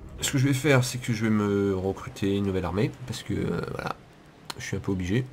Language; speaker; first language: French; native; French